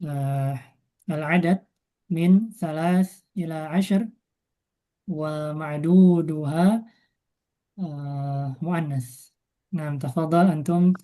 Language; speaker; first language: Arabic; non-native, fluent; Indonesian